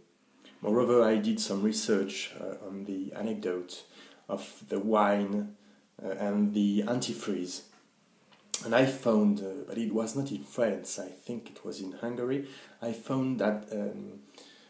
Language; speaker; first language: English; non-native, fluent; French